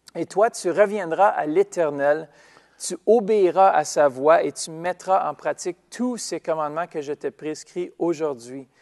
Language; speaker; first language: French; native; French